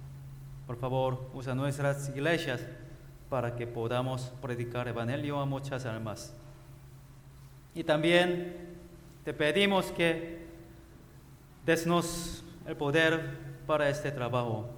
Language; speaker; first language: Spanish; non-native, learner; Korean